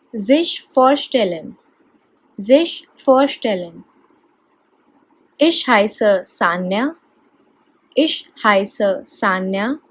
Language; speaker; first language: German; non-native, fluent; Hindi